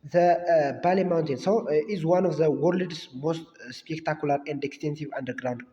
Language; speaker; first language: English; non-native, local second language; Amharic